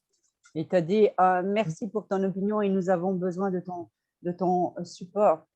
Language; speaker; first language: French; non-native, fluent; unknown